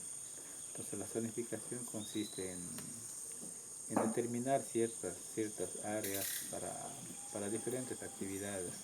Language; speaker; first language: Spanish; non-native, local second language; Quechua